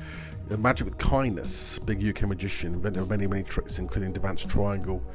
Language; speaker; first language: English; native; English